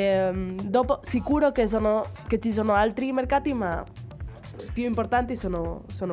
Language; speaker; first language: Italian; non-native, fluent; Spanish